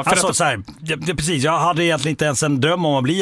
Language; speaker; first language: Swedish; native; Swedish